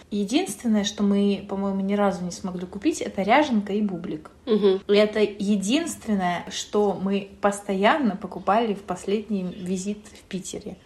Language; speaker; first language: Russian; native; Russian